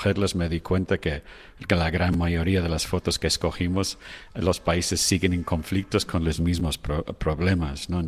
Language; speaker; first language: Spanish; non-native, fluent; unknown